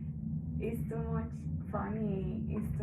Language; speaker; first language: English; non-native, learner; Spanish